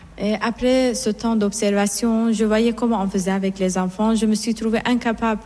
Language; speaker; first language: French; non-native, fluent; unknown